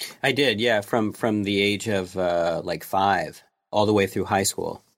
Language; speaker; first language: English; native; English